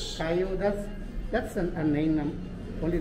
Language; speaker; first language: English; non-native, learner; Spanish